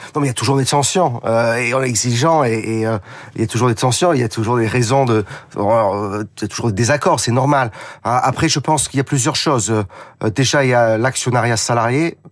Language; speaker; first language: French; non-native, fluent; English